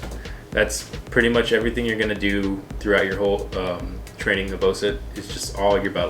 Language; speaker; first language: English; native; English